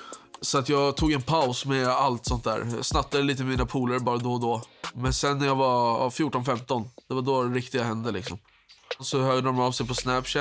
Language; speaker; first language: Swedish; native; Swedish